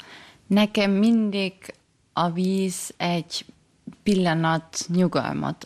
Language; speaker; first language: Hungarian; early bilingual, heritage; German